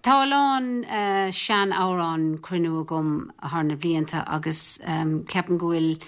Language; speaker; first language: Irish; non-native, local second language; English